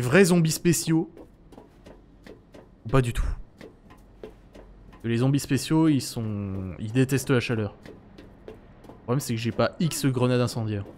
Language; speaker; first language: French; native; French